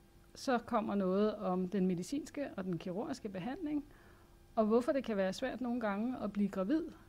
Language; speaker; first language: Danish; native; Danish